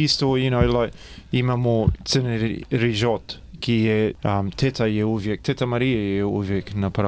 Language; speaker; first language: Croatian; early bilingual, heritage; Croatian